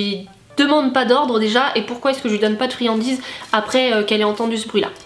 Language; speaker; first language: French; native; French